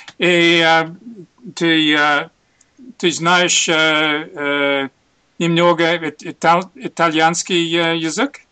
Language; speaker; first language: Russian; non-native, learner; English